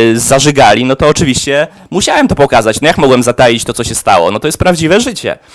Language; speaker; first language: Polish; native; Polish